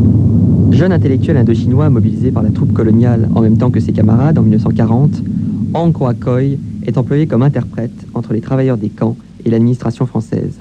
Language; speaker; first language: French; native; French